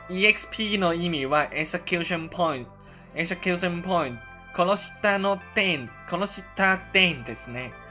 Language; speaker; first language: Japanese; non-native, learner; Cantonese